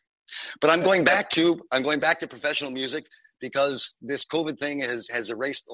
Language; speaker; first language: English; non-native, fluent; French